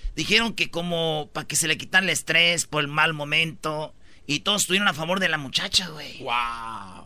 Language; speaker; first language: Spanish; native; Spanish